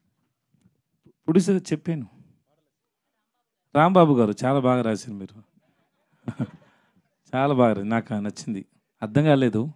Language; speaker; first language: Telugu; non-native, learner; Tamil